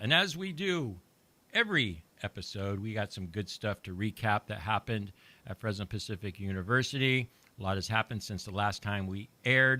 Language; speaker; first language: English; native; English